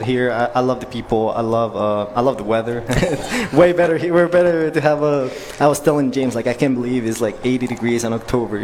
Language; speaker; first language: English; non-native, fluent; Spanish